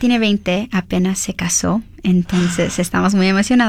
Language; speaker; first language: Spanish; early bilingual, heritage; Spanish